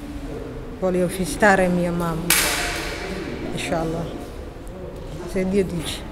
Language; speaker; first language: Italian; non-native, learner; Somali